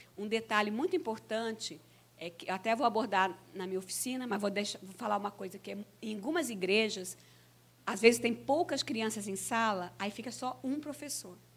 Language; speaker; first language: Portuguese; native; Portuguese